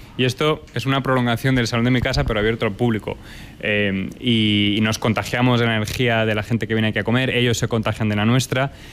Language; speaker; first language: Spanish; native; Spanish